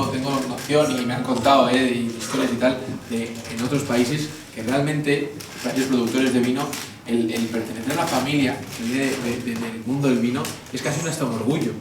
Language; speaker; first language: Spanish; native; Spanish